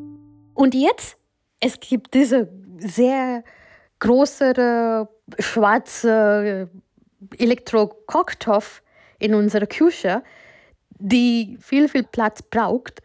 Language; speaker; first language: German; non-native, learner; Gujarati